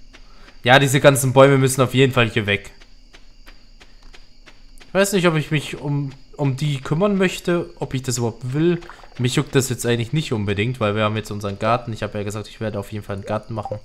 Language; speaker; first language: German; native; German